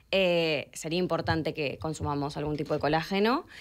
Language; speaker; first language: Spanish; native; Spanish